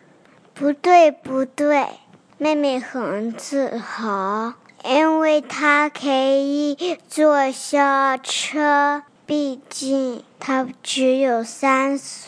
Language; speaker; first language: Chinese; early bilingual, heritage; Chinese